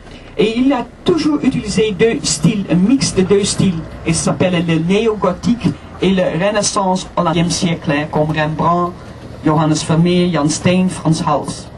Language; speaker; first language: French; non-native, fluent; Dutch